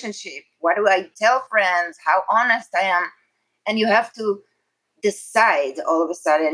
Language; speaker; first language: English; non-native, fluent; Hebrew